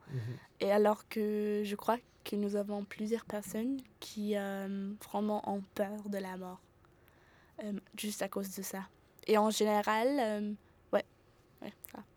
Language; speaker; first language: French; non-native, fluent; German